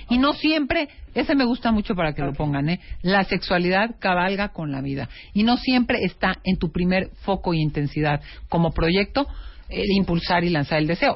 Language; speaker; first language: Spanish; native; Spanish